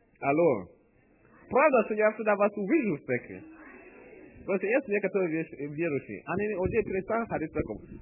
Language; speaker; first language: Russian; non-native, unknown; English